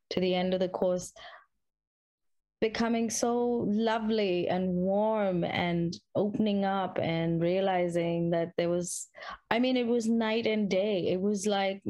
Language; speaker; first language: English; non-native, local second language; Hindi